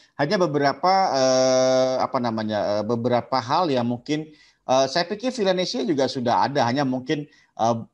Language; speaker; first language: Indonesian; native; Indonesian